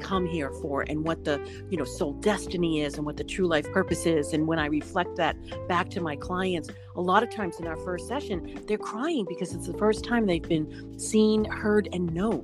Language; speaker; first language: English; native; English